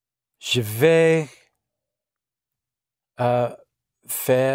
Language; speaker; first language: French; non-native, learner; English